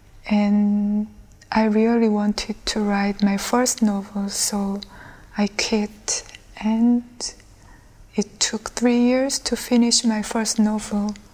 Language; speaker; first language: English; non-native, fluent; Korean